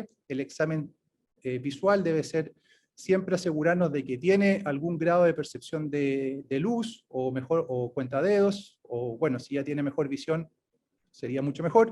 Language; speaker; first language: Spanish; native; Spanish